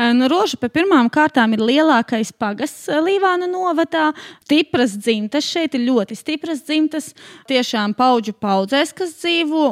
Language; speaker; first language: Latvian; native; Latvian